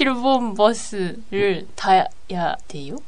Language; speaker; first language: Korean; non-native, learner; Japanese